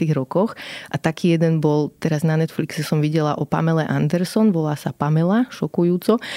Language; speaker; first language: Slovak; native; Slovak